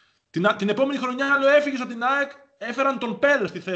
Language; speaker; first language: Greek; native; Greek